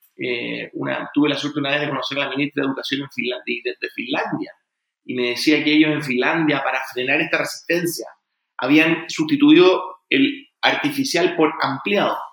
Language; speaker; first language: Spanish; native; Spanish